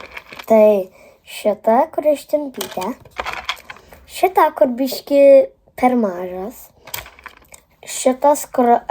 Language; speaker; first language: Lithuanian; early bilingual, heritage; Lithuanian